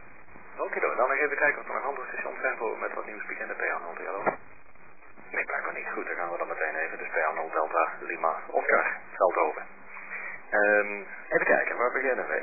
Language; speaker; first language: Dutch; native; Dutch